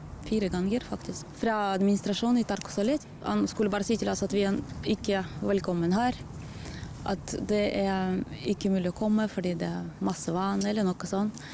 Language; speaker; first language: Norwegian; non-native, fluent; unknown